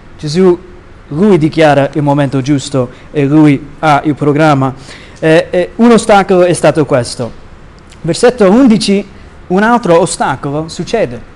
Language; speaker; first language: Italian; non-native, fluent; English